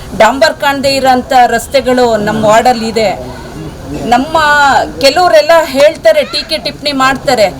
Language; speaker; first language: Kannada; native; Kannada